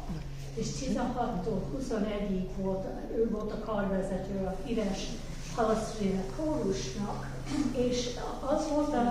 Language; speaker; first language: Hungarian; early bilingual, heritage; Hungarian